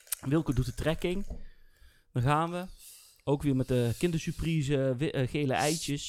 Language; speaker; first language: Dutch; native; Dutch